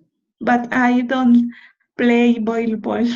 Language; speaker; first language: English; non-native, learner; Spanish